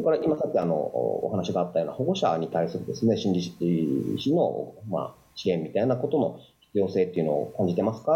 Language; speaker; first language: Japanese; native; Japanese